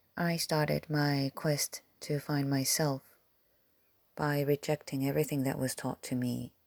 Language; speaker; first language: English; non-native, fluent; Korean